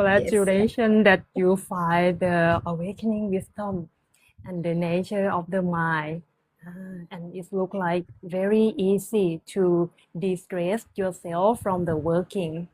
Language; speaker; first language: English; non-native, learner; Thai